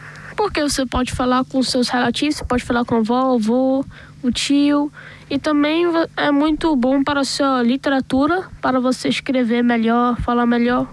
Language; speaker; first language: Portuguese; early bilingual, heritage; Portuguese